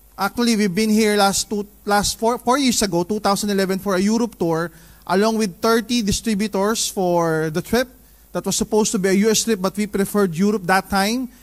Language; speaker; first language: English; non-native, local second language; Filipino